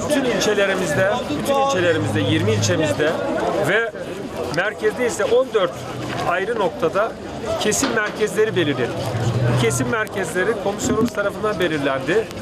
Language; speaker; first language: Turkish; native; Turkish